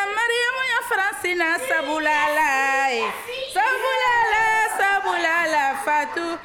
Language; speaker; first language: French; non-native, local second language; Bambara